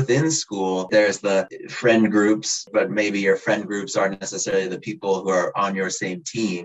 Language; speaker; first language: English; native; English